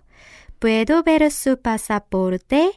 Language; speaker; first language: Spanish; non-native, fluent; Korean